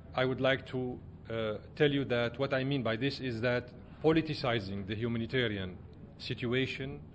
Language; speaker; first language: English; non-native, fluent; Arabic